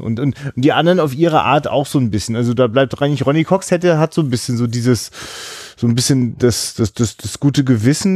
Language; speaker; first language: German; native; German